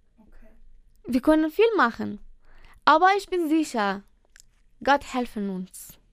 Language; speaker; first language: German; non-native, learner; Persian